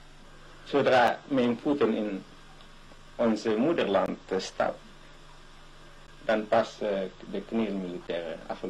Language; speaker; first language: Dutch; non-native, local second language; Malay